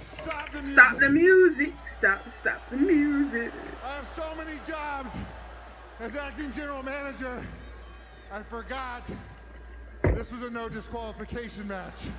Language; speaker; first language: English; native; English